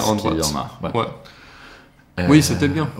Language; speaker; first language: French; non-native, learner; Swedish